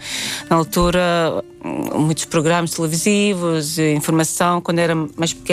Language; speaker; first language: Portuguese; non-native, fluent; Latvian